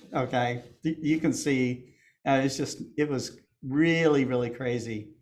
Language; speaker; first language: English; native; English